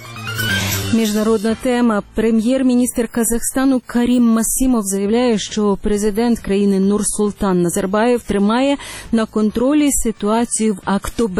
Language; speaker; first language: Ukrainian; native; Ukrainian